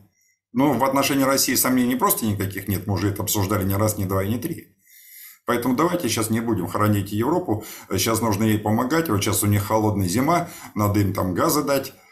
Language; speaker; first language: Russian; native; Russian